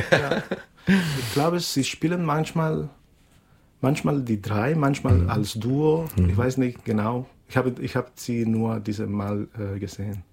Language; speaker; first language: German; non-native, fluent; Spanish